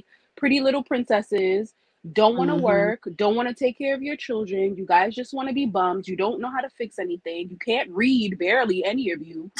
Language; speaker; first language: English; native; English